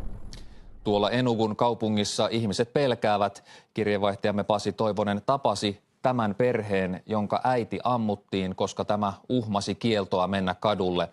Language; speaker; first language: Finnish; native; Finnish